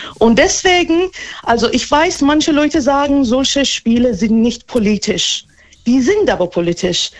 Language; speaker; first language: German; non-native, fluent; Persian